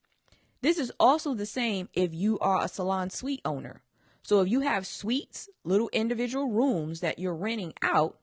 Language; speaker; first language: English; native; English